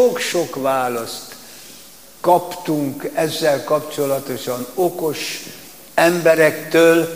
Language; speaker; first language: Hungarian; native; Hungarian